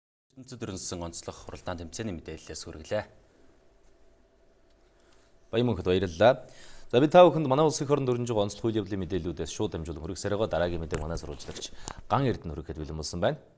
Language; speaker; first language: Mongolian; native; Mongolian